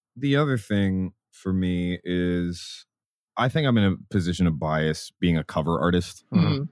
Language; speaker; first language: English; native; English